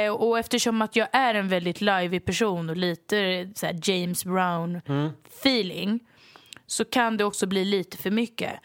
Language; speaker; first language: Swedish; early bilingual, other home language; Lingala